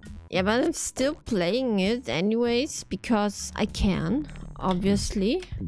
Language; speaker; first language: English; non-native, fluent; German